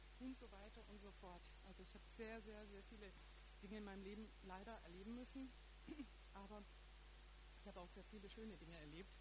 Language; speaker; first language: German; non-native, fluent; Croatian